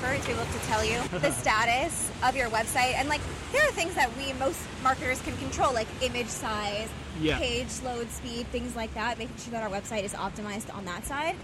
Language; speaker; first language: English; native; English